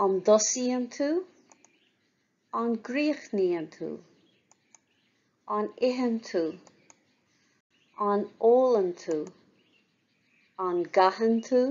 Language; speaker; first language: Irish; non-native, local second language; English